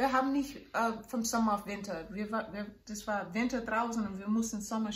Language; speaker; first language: German; non-native, fluent; English